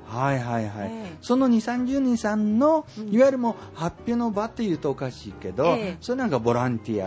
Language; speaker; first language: Japanese; native; Japanese